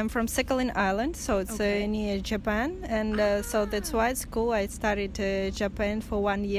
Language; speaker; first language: English; non-native, fluent; Russian